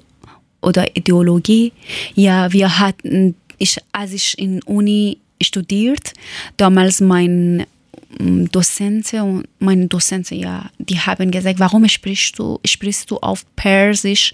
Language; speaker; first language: German; non-native, fluent; Persian